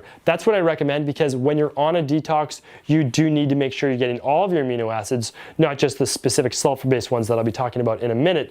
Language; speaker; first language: English; native; English